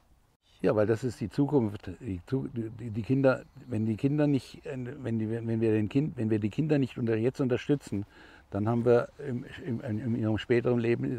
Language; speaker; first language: German; non-native, fluent; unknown